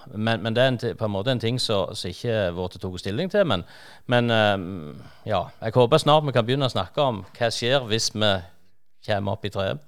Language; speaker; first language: Norwegian; native; Norwegian